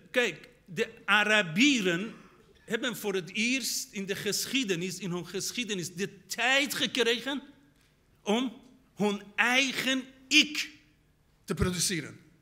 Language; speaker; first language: Dutch; non-native, fluent; Persian